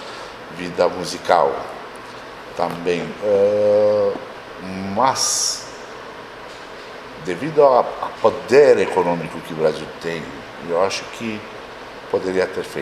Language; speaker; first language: Portuguese; non-native, fluent; Romanian